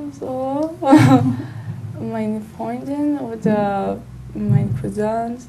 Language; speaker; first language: German; non-native, learner; Portuguese